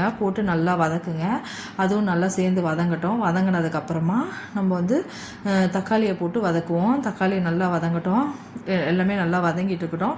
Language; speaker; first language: Tamil; native; Tamil